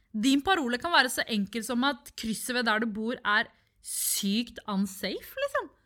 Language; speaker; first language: Norwegian; early bilingual, other home language; Tamil